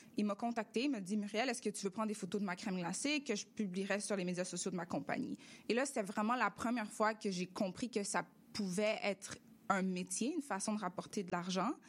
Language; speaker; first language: French; early bilingual, other home language; Russian